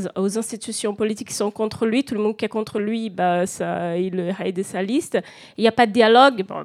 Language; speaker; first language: French; non-native, fluent; Portuguese